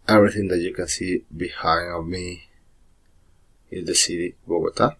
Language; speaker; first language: English; non-native, learner; Spanish